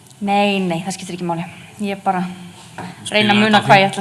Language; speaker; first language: Icelandic; non-native, fluent; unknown